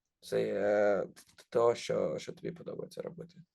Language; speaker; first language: Ukrainian; non-native, local second language; Russian